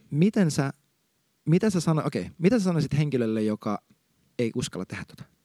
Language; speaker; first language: Finnish; native; Finnish